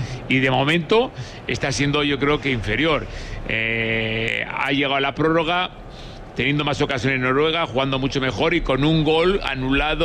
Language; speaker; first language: Spanish; native; Spanish